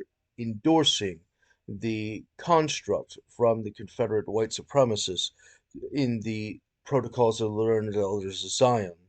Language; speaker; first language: English; native; English